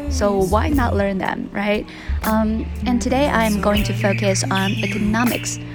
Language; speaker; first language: English; non-native, fluent; Chinese